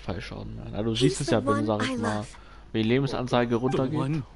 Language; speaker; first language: German; native; German